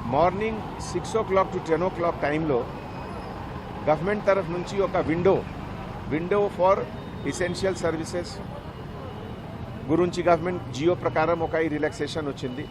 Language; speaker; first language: Telugu; non-native, fluent; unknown